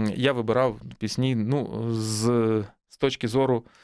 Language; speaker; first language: Ukrainian; native; Ukrainian